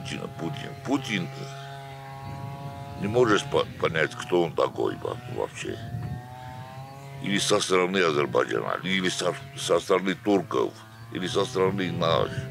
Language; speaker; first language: Russian; non-native, local second language; Armenian